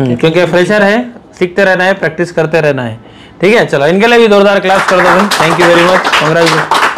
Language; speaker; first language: Hindi; native; Hindi